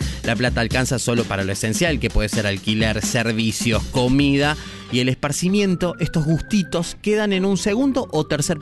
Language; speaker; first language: Spanish; native; Spanish